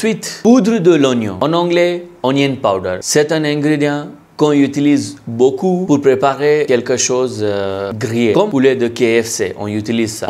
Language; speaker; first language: French; non-native, learner; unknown